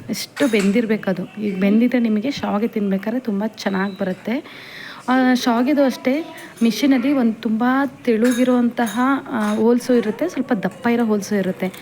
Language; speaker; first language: Kannada; native; Kannada